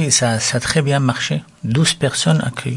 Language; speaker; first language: French; non-native, local second language; Arabic